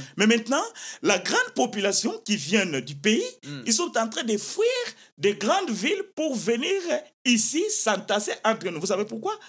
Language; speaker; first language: French; non-native, local second language; Lingala